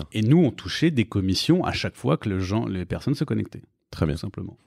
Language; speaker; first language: French; native; French